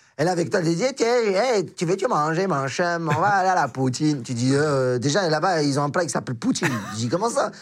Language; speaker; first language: French; non-native, local second language; Arabic